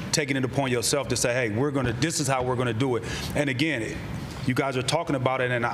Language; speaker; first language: English; native; English